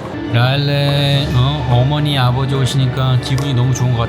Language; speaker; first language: Korean; native; Korean